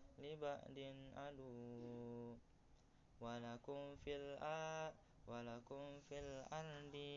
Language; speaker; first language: Arabic; non-native, learner; Indonesian